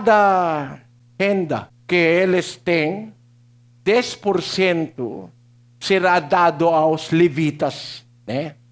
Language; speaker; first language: Portuguese; non-native, learner; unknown